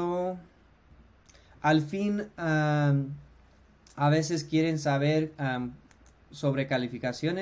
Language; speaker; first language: Spanish; non-native, fluent; English